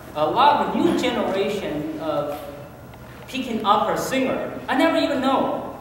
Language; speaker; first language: English; non-native, fluent; Chinese